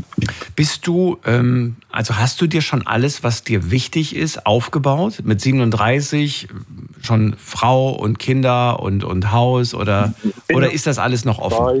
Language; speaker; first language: German; native; German